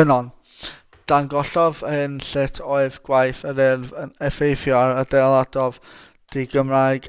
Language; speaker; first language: Welsh; non-native, local second language; English